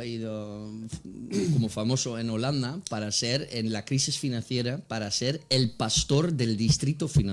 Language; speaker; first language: Spanish; non-native, fluent; Dutch